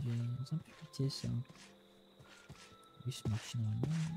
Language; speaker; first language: French; native; French